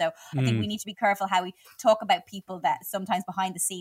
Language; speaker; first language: English; native; English